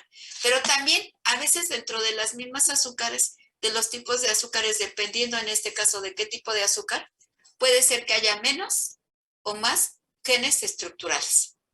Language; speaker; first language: Spanish; native; Spanish